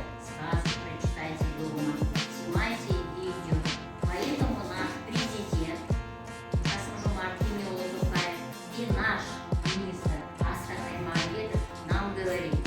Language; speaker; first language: Russian; non-native, local second language; Kazakh